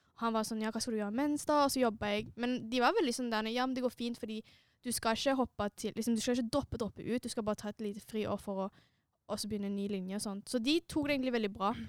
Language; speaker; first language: Norwegian; early bilingual, other home language; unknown